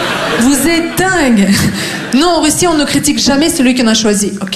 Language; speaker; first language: French; non-native, fluent; Russian